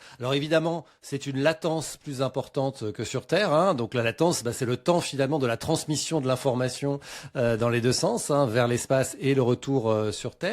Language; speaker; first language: French; native; French